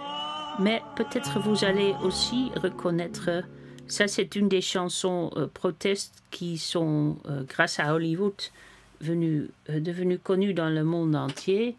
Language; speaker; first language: French; non-native, fluent; Dutch